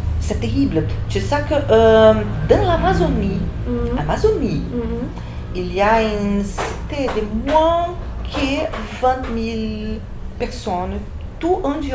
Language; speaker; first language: French; non-native, fluent; Portuguese